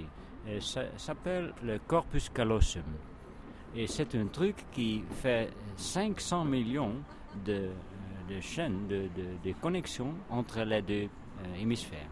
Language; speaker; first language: French; non-native, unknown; Dutch